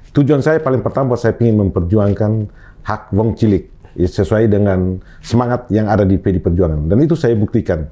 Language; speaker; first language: Indonesian; non-native, local second language; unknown